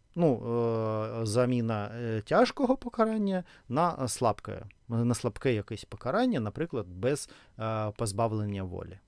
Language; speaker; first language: Ukrainian; non-native, local second language; Russian